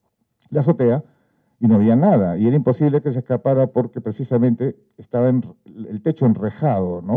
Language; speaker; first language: Spanish; native; Spanish